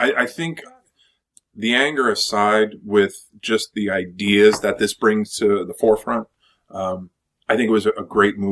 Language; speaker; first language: English; native; English